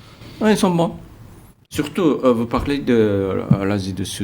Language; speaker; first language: French; non-native, fluent; Japanese